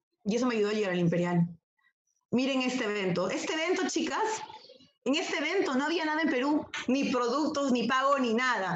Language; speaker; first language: Spanish; native; Spanish